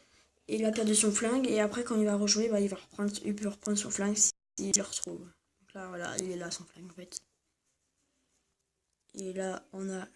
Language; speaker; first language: French; native; French